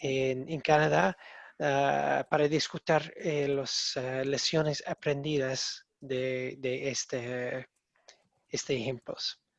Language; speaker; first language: Spanish; non-native, learner; English